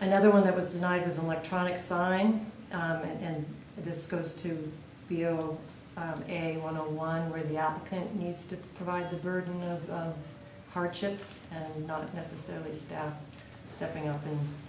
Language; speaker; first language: English; native; English